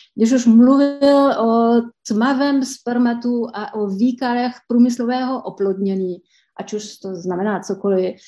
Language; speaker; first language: Czech; non-native, fluent; French